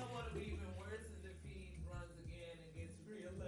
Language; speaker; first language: English; native; English